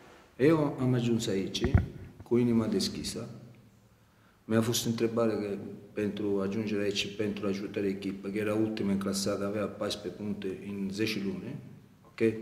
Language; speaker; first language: Romanian; non-native, learner; Italian